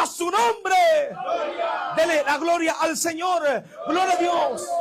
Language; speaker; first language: Spanish; native; Spanish